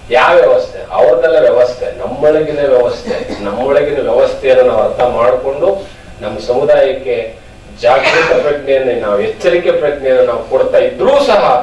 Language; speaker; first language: Kannada; native; Kannada